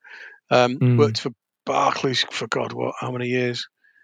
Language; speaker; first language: English; native; English